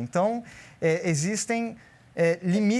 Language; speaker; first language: Portuguese; native; Portuguese